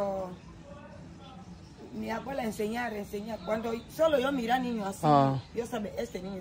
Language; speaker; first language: Spanish; non-native, local second language; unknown